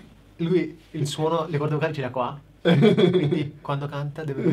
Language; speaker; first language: Italian; native; Italian